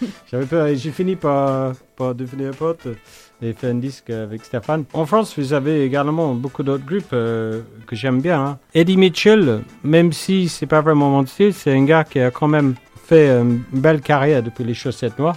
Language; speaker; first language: French; non-native, fluent; English